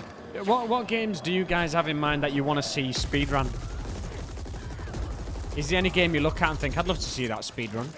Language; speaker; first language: English; native; English